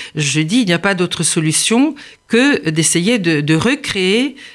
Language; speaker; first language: French; non-native, fluent; Bulgarian